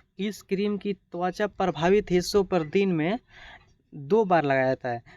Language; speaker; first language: Hindi; native; Hindi